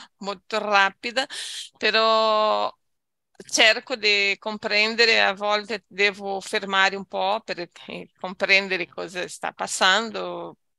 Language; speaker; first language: Italian; non-native, learner; Spanish